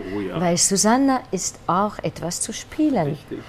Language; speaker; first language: German; non-native, fluent; Hungarian